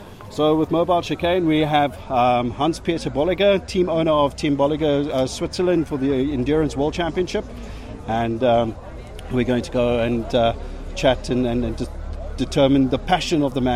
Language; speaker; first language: English; native; English